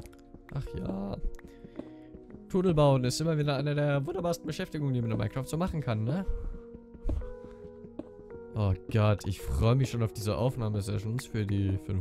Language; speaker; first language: German; native; German